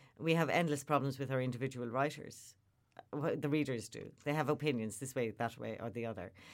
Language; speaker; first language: English; native; English